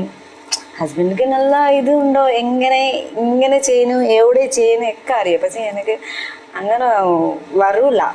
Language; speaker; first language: Malayalam; non-native, learner; Nepali